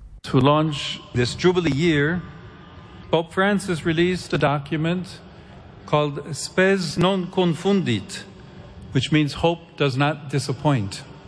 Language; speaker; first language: English; native; English